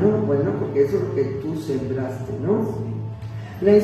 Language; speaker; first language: Spanish; native; Spanish